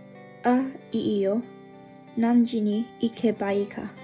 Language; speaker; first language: Japanese; non-native, learner; English